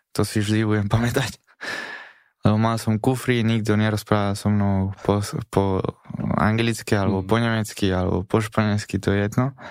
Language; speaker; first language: Slovak; non-native, fluent; Spanish